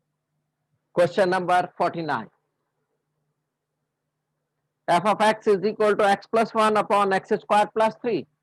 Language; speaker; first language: English; non-native, local second language; Hindi